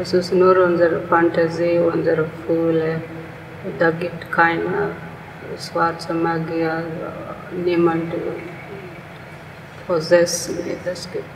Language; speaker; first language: German; non-native, learner; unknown